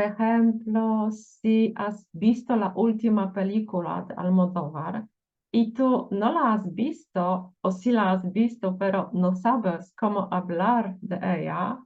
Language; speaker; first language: Spanish; non-native, fluent; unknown